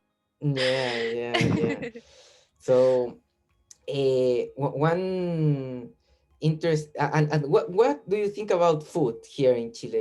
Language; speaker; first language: English; non-native, learner; Spanish